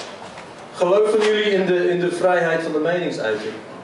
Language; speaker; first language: Dutch; non-native, fluent; English